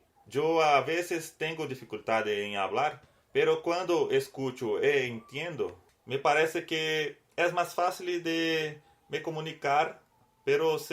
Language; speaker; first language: Spanish; non-native, learner; Portuguese